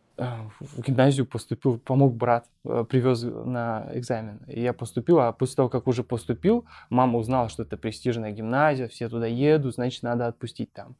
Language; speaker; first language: Russian; non-native, local second language; Bashkir